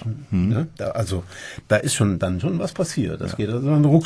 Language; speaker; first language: German; native; German